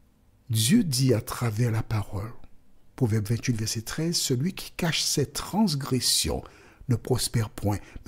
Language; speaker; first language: French; native; French